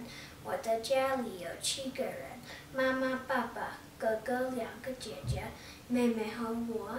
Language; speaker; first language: Chinese; non-native, learner; English